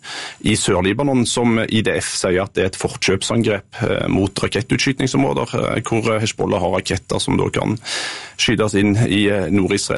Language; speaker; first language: Norwegian; native; Norwegian